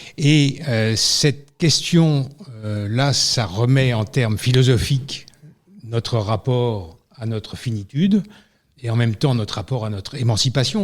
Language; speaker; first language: French; native; French